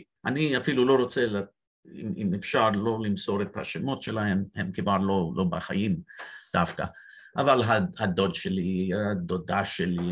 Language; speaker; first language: Hebrew; non-native, fluent; English